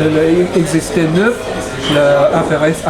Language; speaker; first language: French; non-native, learner; Japanese